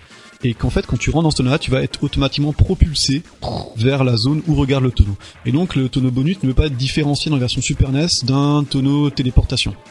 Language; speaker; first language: French; native; French